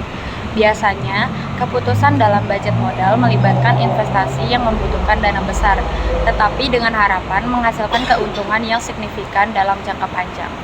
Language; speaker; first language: Indonesian; native; Indonesian